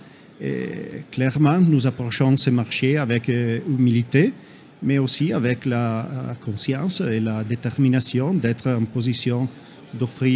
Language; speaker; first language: French; non-native, fluent; Italian